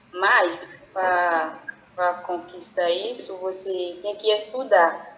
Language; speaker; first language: Portuguese; non-native, fluent; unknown